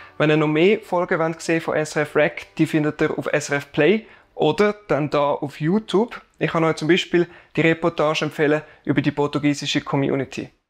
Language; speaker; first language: German; native; German